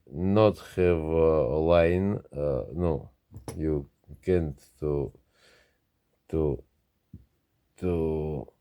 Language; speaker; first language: English; non-native, learner; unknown